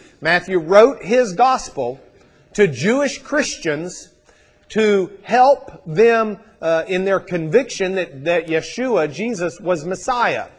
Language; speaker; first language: English; native; English